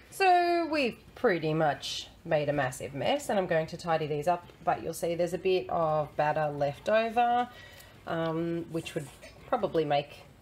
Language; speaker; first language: English; native; English